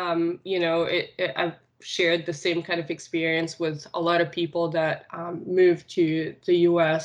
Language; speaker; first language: English; non-native, fluent; Arabic